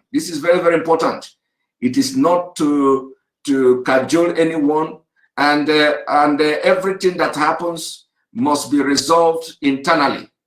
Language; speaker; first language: English; non-native, local second language; Igbo